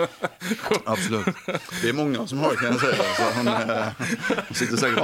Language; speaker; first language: Swedish; native; Swedish